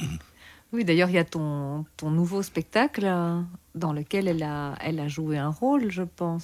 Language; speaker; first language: French; native; French